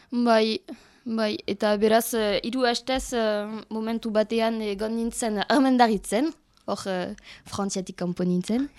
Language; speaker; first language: Basque; non-native, learner; French